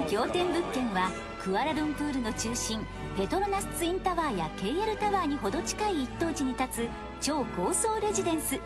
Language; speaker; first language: Japanese; native; Japanese